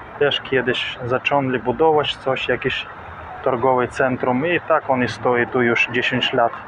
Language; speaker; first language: Polish; non-native, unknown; Ukrainian